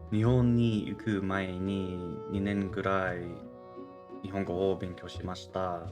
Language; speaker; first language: Japanese; non-native, learner; English